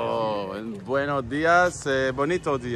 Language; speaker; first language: Spanish; non-native, learner; French